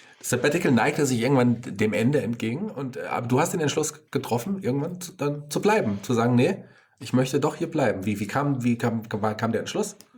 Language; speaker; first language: German; native; German